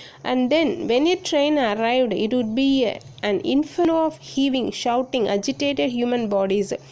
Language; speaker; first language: English; non-native, local second language; Tamil